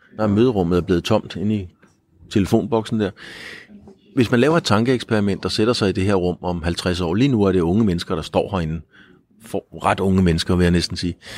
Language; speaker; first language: Danish; native; Danish